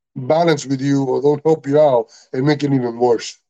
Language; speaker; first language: English; non-native, learner; Spanish